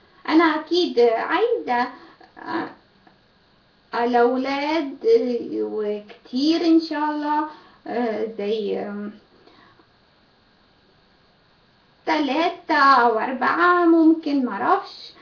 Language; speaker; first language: Arabic; non-native, learner; Ukrainian